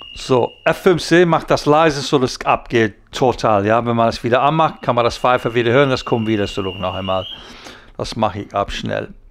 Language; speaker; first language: German; non-native, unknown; English